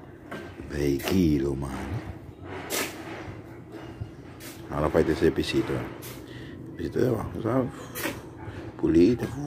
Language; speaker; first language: Spanish; native; Spanish